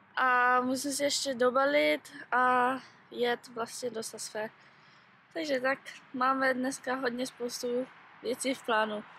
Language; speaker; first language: Czech; early bilingual, heritage; Czech